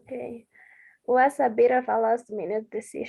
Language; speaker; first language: English; non-native, learner; Spanish